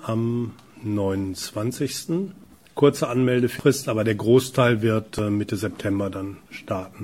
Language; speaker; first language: German; native; German